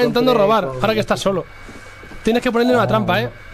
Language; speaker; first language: Spanish; native; Spanish